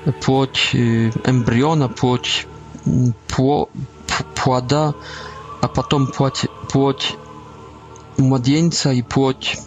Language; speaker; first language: Polish; non-native, learner; Russian